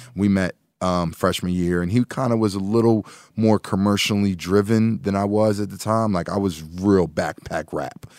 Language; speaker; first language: English; native; English